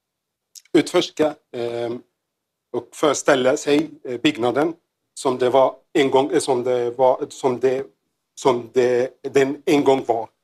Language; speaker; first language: Swedish; non-native, learner; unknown